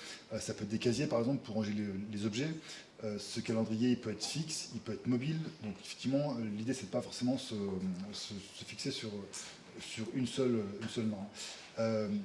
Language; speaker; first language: French; native; French